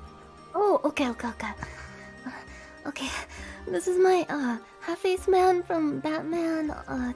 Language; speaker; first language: English; native; English